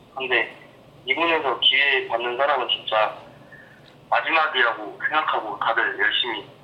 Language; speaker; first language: Korean; native; Korean